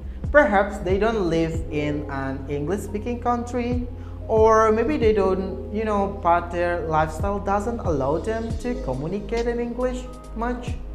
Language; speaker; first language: English; non-native, fluent; Indonesian